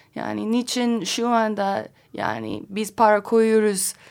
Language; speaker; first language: Turkish; non-native, learner; English